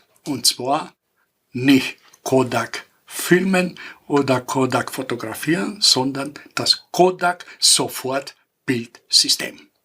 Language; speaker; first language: German; non-native, fluent; Greek